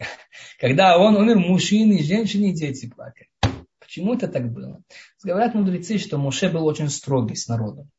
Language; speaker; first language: Russian; early bilingual, heritage; Russian